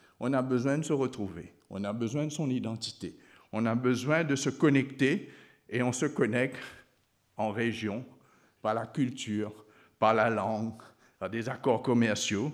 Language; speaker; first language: French; non-native, local second language; Morisyen